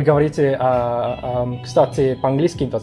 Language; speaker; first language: Russian; non-native, learner; English